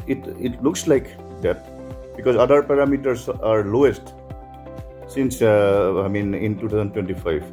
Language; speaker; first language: English; non-native, local second language; Assamese